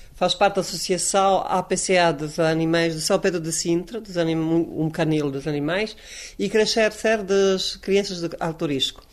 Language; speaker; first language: Portuguese; non-native, learner; Croatian